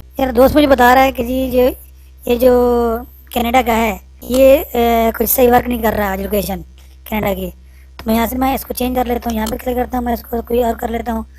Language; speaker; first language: Urdu; non-native, local second language; Punjabi